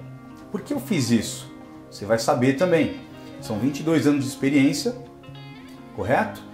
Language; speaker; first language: Portuguese; native; Portuguese